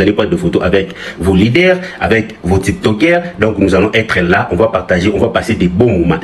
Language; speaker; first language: French; non-native, local second language; Lingala